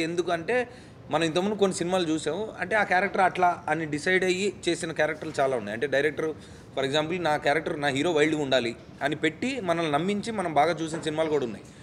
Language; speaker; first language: Telugu; native; Telugu